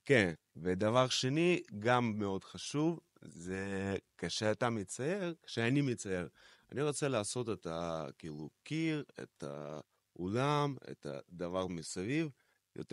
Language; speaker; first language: Hebrew; non-native, fluent; Russian